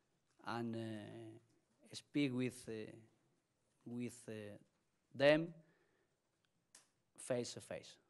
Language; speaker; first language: English; non-native, learner; Spanish